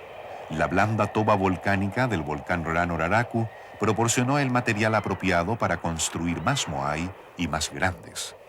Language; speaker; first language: Spanish; native; Spanish